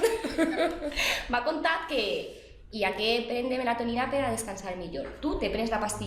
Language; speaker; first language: Catalan; non-native, local second language; Spanish